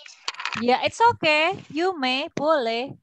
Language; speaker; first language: English; non-native, fluent; Indonesian